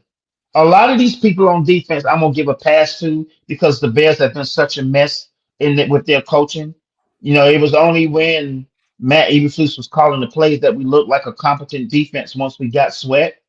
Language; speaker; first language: English; native; English